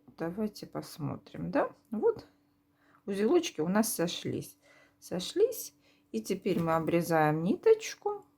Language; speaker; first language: Russian; native; Russian